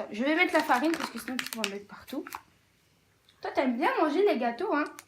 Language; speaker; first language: French; native; French